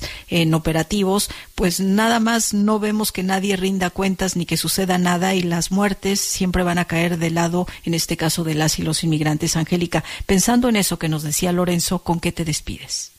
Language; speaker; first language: Spanish; native; Spanish